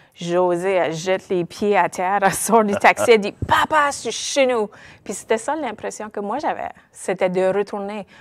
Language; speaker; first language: French; native; French